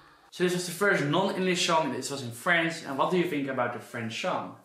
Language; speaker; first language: English; non-native, fluent; Dutch